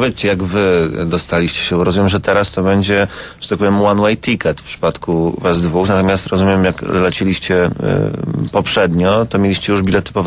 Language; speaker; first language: Polish; native; Polish